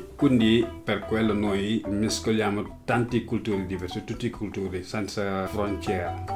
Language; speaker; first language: Italian; non-native, learner; Wolof